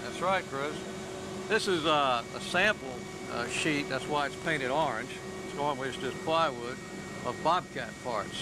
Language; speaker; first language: English; native; English